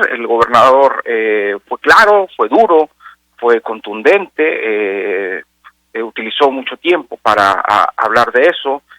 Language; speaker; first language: Spanish; native; Spanish